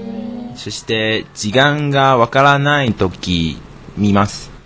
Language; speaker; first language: Japanese; non-native, learner; Chinese